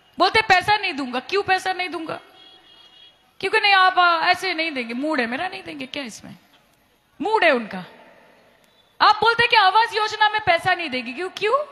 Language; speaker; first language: Hindi; non-native, local second language; Bangla